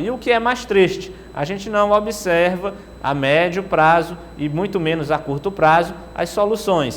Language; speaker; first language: Portuguese; native; Portuguese